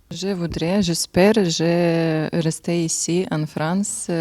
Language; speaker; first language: French; non-native, learner; Ukrainian